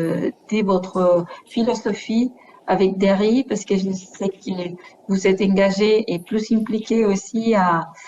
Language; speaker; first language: French; non-native, fluent; Spanish